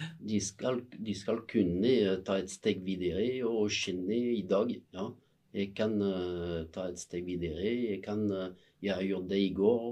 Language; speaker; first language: Norwegian; non-native, fluent; French